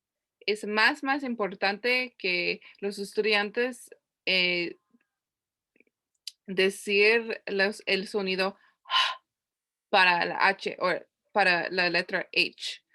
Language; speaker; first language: Spanish; non-native, learner; English